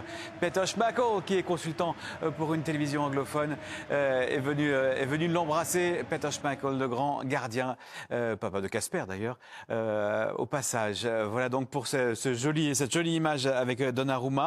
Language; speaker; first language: French; native; French